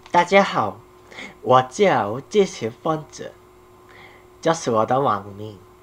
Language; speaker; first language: Chinese; non-native, learner; Korean